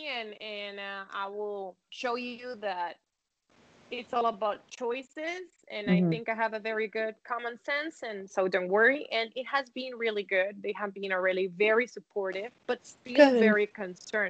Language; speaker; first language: English; non-native, fluent; Spanish